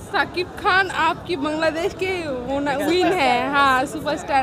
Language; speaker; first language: Hindi; non-native, learner; Bangla